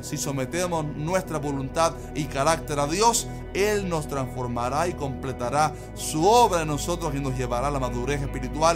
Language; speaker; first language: Spanish; native; Spanish